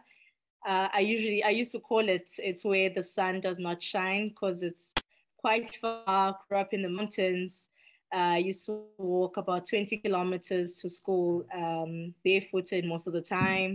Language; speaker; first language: English; non-native, local second language; Xhosa